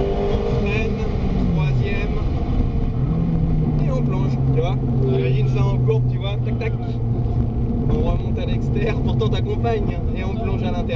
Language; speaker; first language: French; native; French